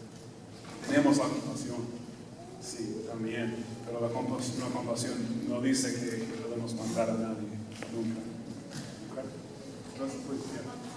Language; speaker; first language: Spanish; non-native, fluent; English